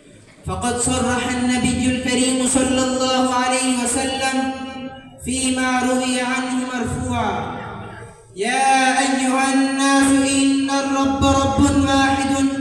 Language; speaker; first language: Arabic; non-native, learner; Urdu